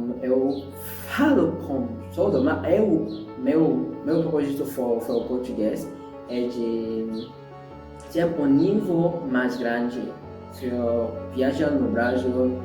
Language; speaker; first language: Portuguese; non-native, learner; Haitian Creole